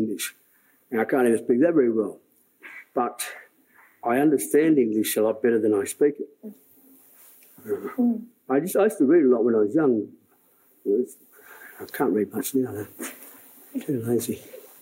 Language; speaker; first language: English; native; English